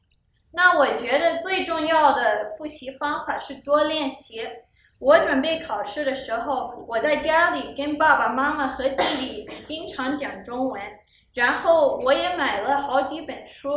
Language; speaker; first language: Chinese; early bilingual, heritage; Chinese